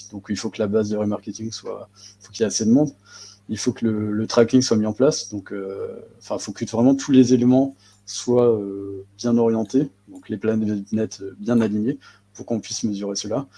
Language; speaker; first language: French; native; French